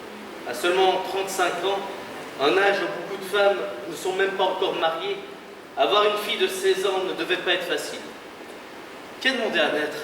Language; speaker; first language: French; native; French